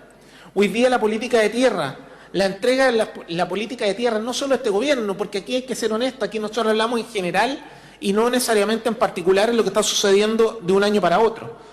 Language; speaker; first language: Spanish; native; Spanish